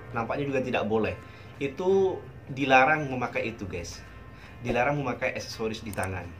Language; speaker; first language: Indonesian; native; Indonesian